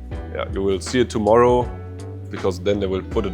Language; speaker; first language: English; non-native, fluent; German